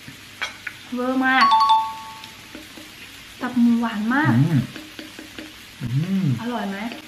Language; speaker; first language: Thai; native; Thai